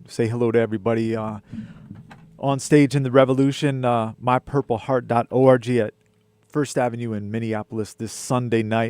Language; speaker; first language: English; native; English